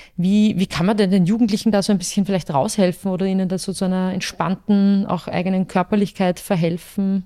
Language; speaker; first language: German; native; German